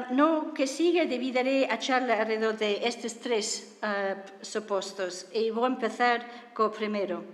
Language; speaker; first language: Spanish; non-native, fluent; English